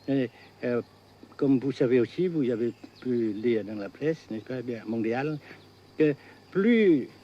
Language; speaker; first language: French; non-native, fluent; Vietnamese